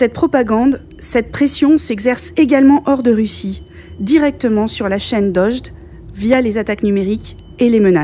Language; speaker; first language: French; native; French